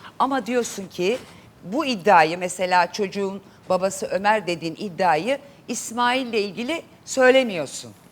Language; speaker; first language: Turkish; native; Turkish